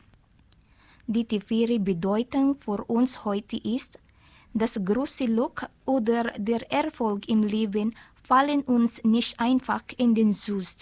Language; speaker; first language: German; non-native, learner; Filipino